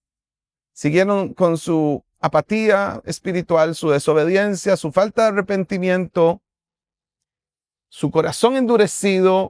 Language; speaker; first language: Spanish; native; Spanish